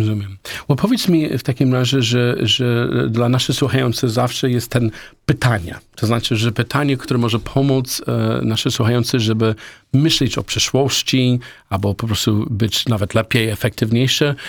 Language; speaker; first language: Polish; non-native, learner; English